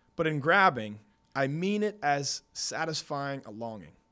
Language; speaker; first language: English; native; English